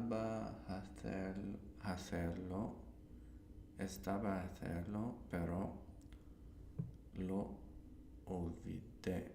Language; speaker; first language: Spanish; non-native, learner; English